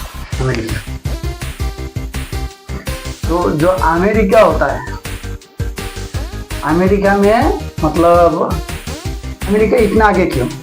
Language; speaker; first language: Hindi; non-native, local second language; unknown